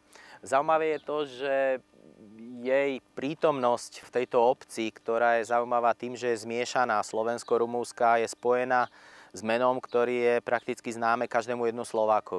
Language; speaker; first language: Slovak; native; Slovak